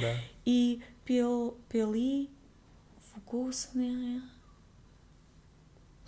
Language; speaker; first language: Russian; non-native, learner; English